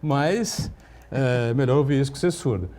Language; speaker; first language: Portuguese; native; Portuguese